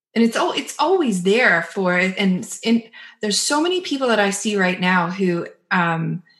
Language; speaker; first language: English; native; English